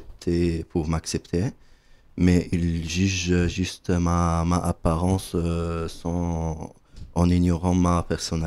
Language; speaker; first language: French; non-native, learner; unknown